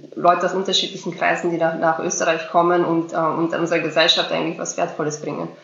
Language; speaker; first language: German; early bilingual, other home language; Bosnian